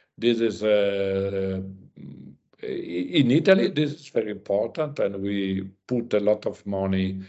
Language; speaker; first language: English; non-native, learner; Italian